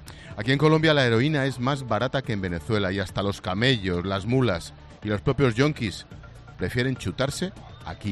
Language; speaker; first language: Spanish; native; Spanish